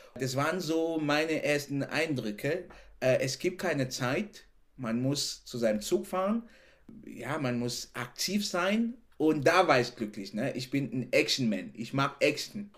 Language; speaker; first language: German; non-native, fluent; French